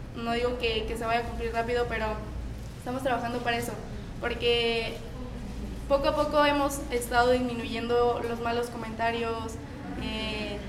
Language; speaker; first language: Spanish; native; Spanish